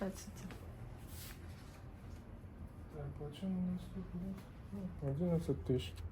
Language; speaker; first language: Russian; non-native, fluent; French